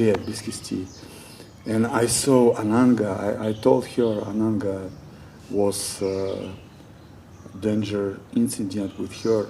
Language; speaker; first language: English; non-native, learner; Russian